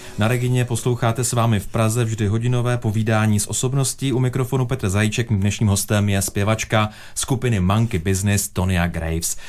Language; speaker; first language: Czech; native; Czech